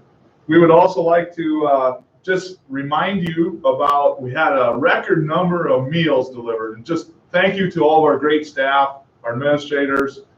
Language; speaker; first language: English; native; English